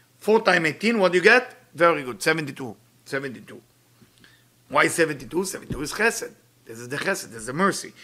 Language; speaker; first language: English; non-native, fluent; Hebrew